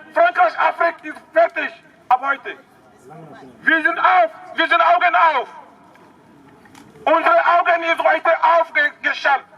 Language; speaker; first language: German; non-native, learner; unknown